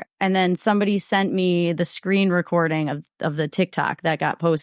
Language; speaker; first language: English; native; English